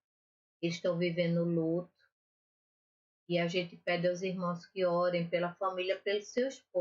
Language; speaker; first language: Portuguese; native; Portuguese